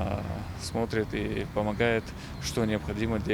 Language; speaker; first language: Russian; non-native, local second language; Chechen